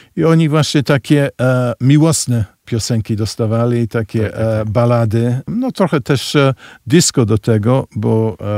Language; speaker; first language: Polish; early bilingual, heritage; Polish